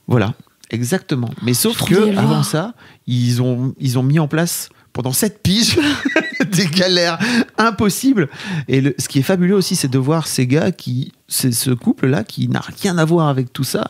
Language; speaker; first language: French; native; French